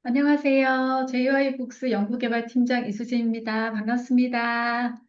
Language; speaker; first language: Korean; native; Korean